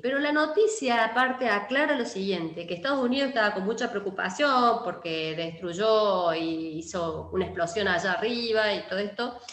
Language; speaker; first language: Spanish; native; Spanish